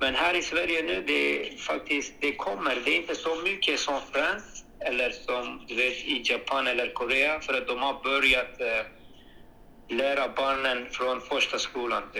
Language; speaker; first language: Swedish; non-native, learner; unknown